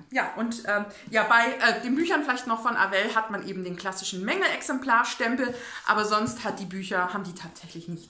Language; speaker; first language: German; native; German